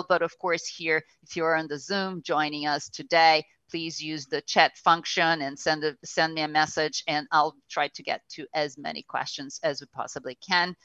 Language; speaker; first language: English; non-native, fluent; Portuguese